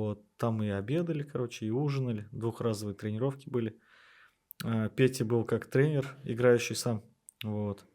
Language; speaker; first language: Russian; native; Russian